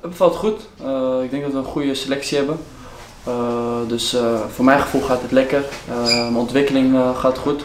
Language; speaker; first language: Dutch; native; Dutch